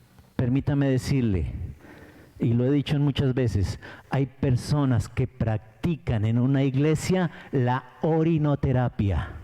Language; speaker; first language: Spanish; native; Spanish